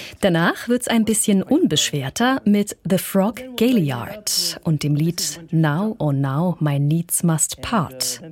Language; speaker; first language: German; native; German